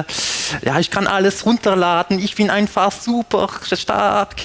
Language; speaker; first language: German; non-native, fluent; French